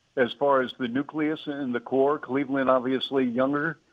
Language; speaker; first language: English; native; English